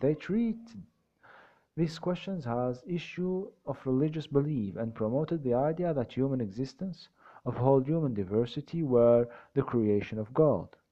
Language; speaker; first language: English; non-native, fluent; Arabic